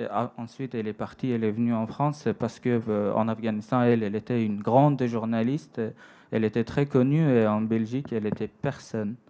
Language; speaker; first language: French; non-native, fluent; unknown